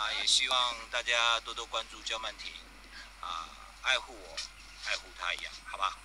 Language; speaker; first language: Chinese; native; Chinese